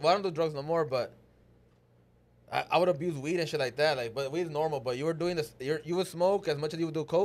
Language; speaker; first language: English; early bilingual, other home language; Spanish